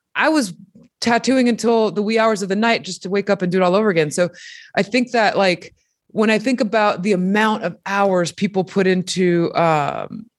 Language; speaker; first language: English; early bilingual, other home language; Spanish